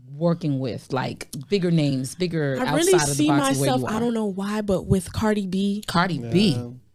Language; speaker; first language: English; native; English